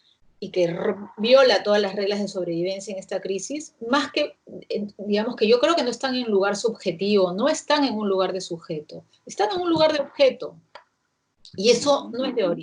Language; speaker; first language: Spanish; native; Spanish